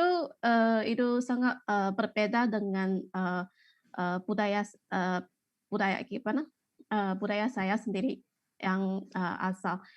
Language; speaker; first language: Indonesian; non-native, fluent; Chinese